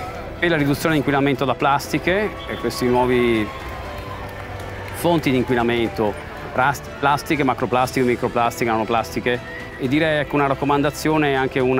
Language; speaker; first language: Italian; native; Italian